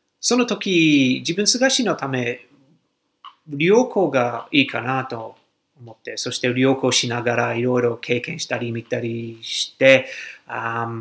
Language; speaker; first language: Japanese; non-native, fluent; English